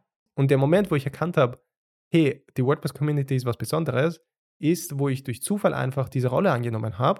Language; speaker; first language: German; native; German